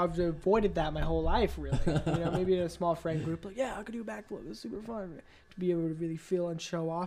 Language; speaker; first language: English; native; English